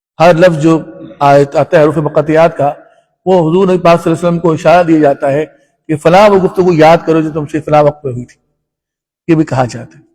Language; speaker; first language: Urdu; non-native, local second language; Punjabi